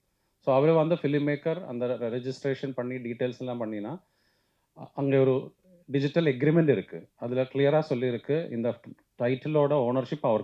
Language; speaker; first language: Tamil; non-native, local second language; Malayalam